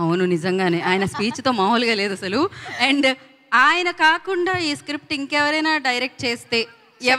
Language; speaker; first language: Telugu; native; Telugu